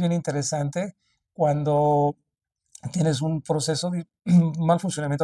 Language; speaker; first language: Spanish; native; Spanish